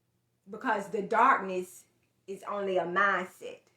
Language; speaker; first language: English; native; English